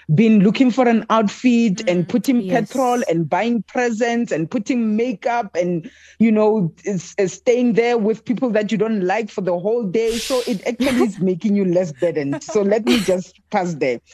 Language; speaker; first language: English; non-native, local second language; Southern Sotho